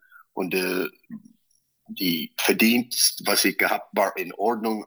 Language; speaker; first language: German; non-native, fluent; English